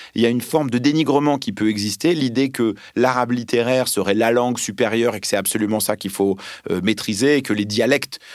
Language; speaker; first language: French; early bilingual, other home language; Arabic